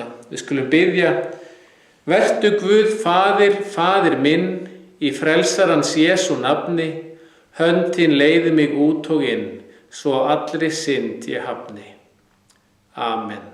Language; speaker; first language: Icelandic; native; Icelandic